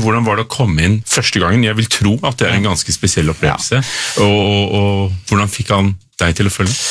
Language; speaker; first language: Norwegian; native; Norwegian